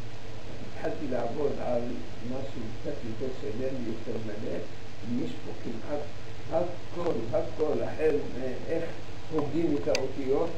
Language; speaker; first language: Hebrew; early bilingual, other home language; Arabic